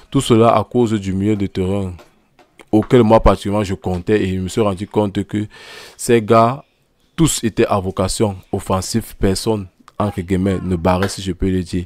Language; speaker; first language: French; native; French